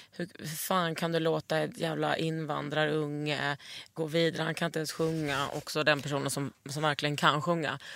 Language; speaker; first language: Swedish; native; Swedish